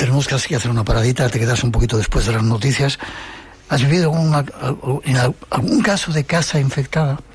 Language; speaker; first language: Spanish; native; Spanish